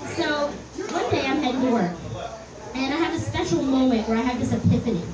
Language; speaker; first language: English; native; English